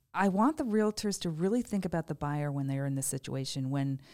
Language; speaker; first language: English; native; English